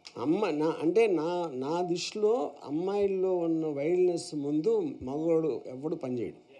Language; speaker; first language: Telugu; native; Telugu